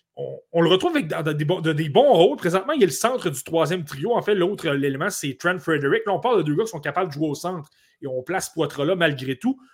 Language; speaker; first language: French; native; French